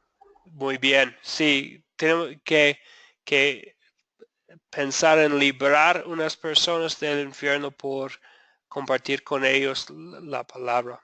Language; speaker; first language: Spanish; non-native, fluent; English